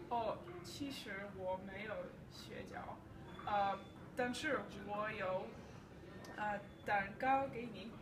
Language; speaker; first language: Chinese; non-native, learner; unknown